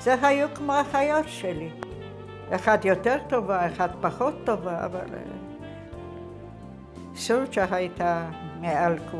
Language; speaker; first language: Hebrew; non-native, fluent; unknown